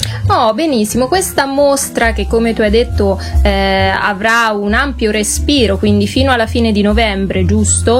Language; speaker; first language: Italian; native; Italian